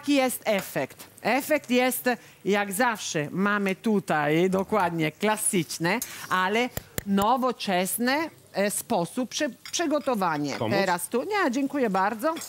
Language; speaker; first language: Polish; non-native, learner; Italian